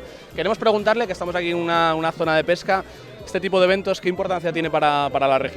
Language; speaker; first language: Spanish; native; Spanish